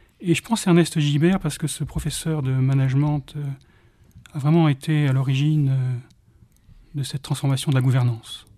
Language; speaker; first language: French; native; French